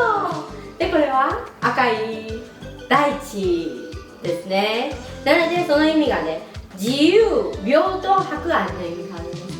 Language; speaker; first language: Japanese; non-native, fluent; Chinese